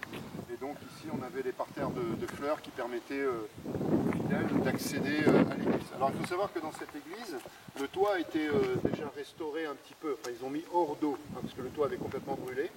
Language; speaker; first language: French; native; French